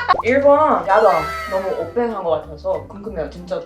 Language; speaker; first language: Korean; non-native, fluent; English